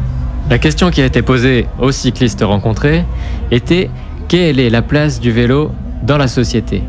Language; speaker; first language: French; native; French